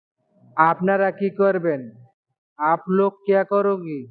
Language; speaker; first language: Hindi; non-native, learner; Bangla